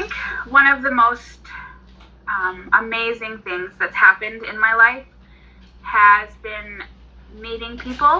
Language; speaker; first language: English; native; English